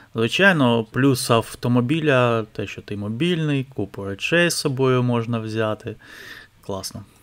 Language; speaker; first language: Ukrainian; non-native, local second language; Russian